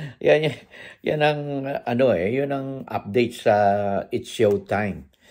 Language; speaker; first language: Filipino; native; Filipino